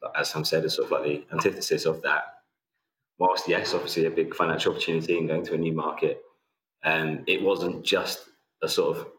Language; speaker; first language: English; native; English